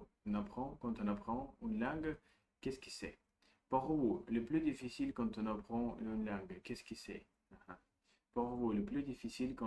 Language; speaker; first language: French; non-native, learner; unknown